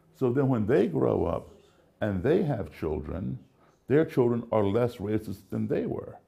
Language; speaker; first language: English; native; English